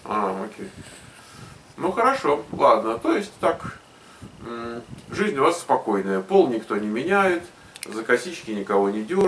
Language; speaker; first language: Russian; native; Russian